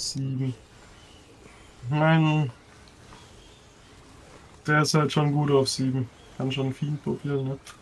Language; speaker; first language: German; native; German